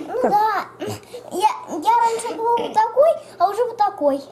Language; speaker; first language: Russian; early bilingual, other home language; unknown